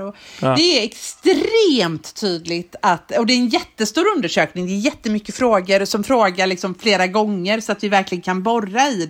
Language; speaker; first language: Swedish; native; Swedish